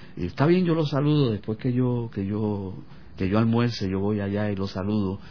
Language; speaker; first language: Spanish; native; Spanish